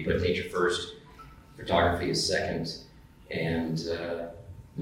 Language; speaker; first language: English; native; English